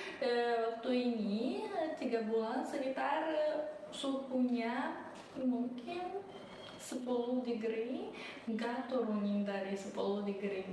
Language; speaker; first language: Indonesian; early bilingual, other home language; Russian